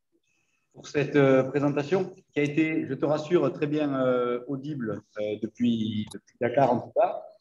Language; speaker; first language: French; native; French